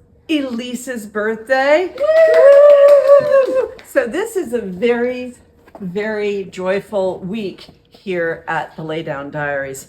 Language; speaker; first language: English; native; English